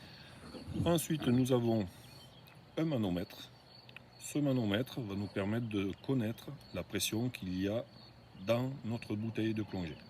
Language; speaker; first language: French; native; French